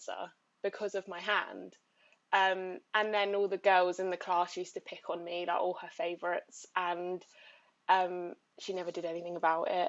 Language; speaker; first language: English; native; English